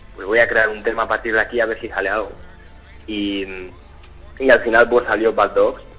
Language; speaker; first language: Spanish; early bilingual, other home language; French